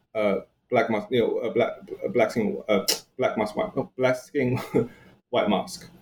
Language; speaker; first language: English; non-native, fluent; Chinese